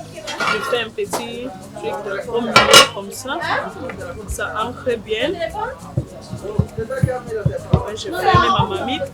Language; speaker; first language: French; non-native, local second language; English